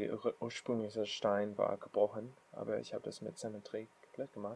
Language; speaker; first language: German; non-native, learner; English